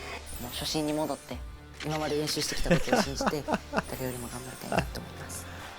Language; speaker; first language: Japanese; native; Japanese